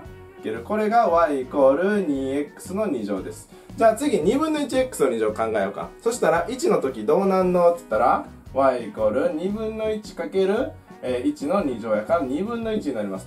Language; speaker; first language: Japanese; native; Japanese